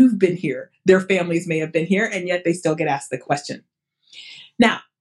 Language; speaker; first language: English; early bilingual, other home language; Portuguese